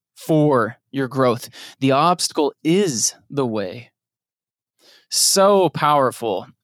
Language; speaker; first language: English; native; English